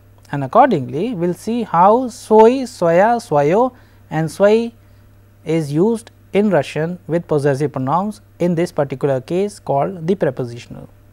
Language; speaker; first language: English; non-native, local second language; Hindi